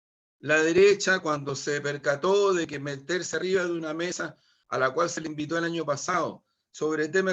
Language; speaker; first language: Spanish; native; Spanish